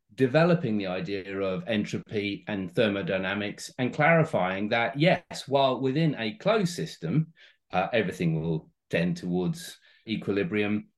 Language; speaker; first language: English; native; English